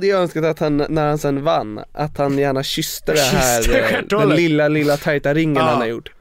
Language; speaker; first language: Swedish; native; Swedish